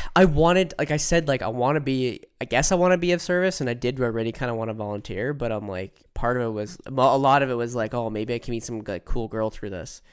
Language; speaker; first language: English; native; English